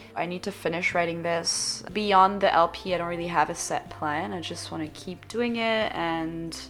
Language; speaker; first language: English; non-native, fluent; French